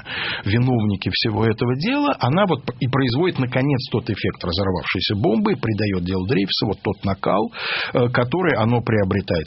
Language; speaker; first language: Russian; native; Russian